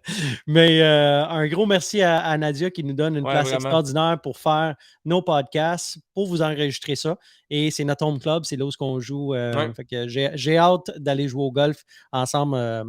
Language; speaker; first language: French; native; French